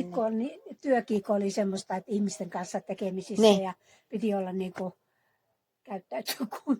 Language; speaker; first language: Finnish; native; Finnish